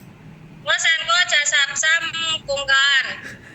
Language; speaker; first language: Cantonese; non-native, learner; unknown